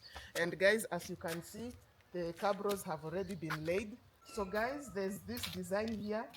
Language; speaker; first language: English; non-native, local second language; Swahili